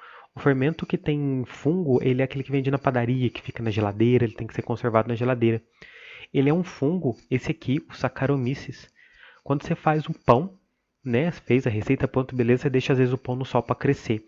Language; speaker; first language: Portuguese; native; Portuguese